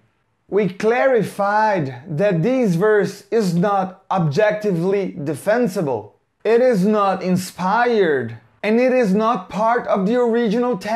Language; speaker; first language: English; non-native, fluent; Portuguese